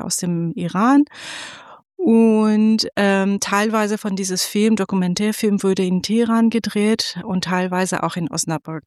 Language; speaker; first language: German; non-native, fluent; Persian